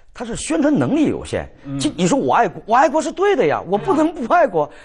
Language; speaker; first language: Chinese; native; Chinese